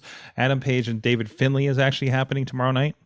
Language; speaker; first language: English; native; English